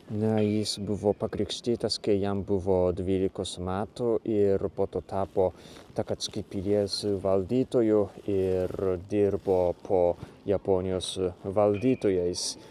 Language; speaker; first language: Lithuanian; non-native, fluent; Japanese